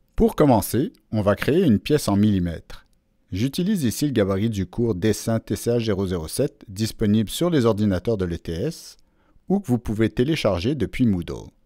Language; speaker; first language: French; native; French